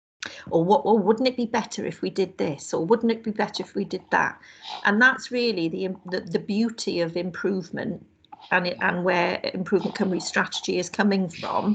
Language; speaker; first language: English; native; English